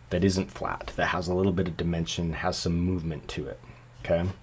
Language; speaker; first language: English; native; English